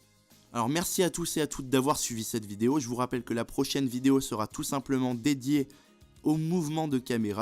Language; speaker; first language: French; native; French